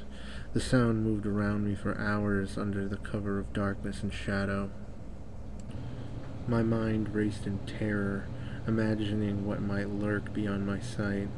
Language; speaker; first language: English; native; English